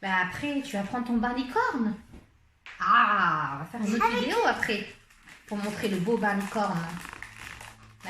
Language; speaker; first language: French; native; French